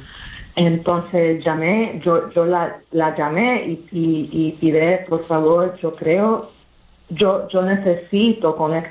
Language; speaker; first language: Spanish; early bilingual, heritage; English